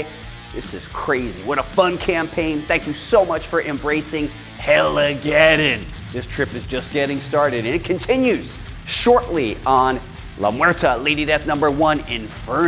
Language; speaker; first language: English; native; English